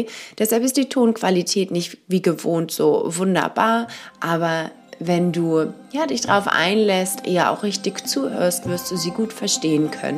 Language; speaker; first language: German; native; German